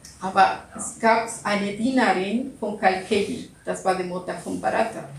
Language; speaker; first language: German; non-native, learner; Russian